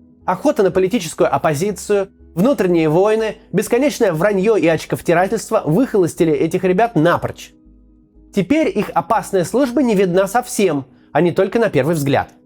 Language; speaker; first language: Russian; native; Russian